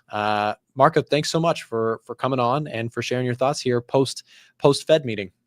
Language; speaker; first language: English; native; English